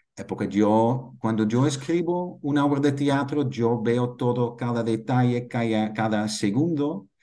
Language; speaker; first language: Spanish; non-native, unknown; Dutch